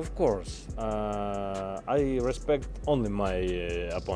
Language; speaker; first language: English; non-native, learner; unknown